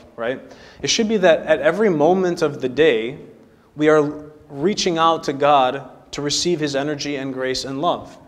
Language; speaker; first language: English; native; English